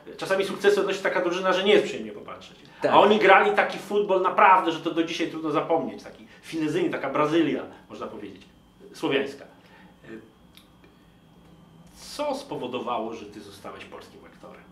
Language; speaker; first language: Polish; native; Polish